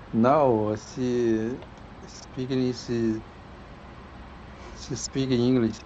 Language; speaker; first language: English; non-native, learner; Chinese